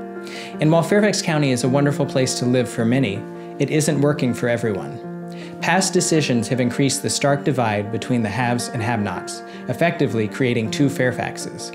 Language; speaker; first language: English; native; English